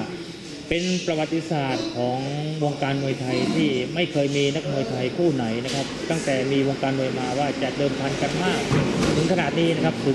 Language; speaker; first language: Thai; native; Thai